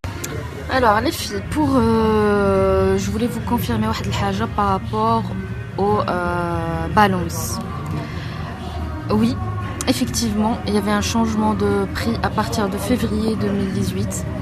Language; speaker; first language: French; non-native, local second language; Arabic